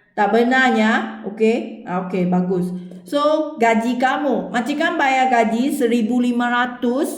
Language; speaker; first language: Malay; non-native, local second language; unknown